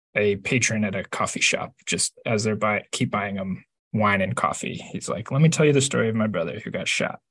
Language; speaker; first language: English; native; English